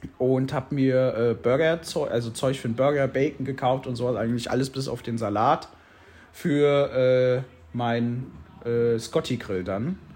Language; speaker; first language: German; native; German